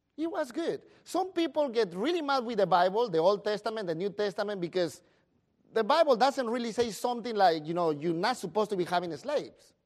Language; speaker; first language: English; non-native, fluent; Spanish